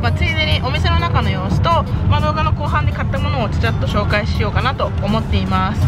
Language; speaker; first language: Japanese; early bilingual, heritage; Japanese